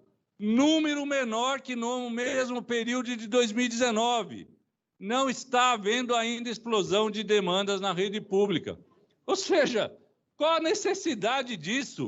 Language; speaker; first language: Portuguese; native; Portuguese